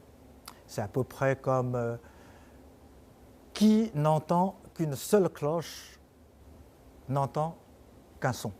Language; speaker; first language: French; non-native, fluent; Chinese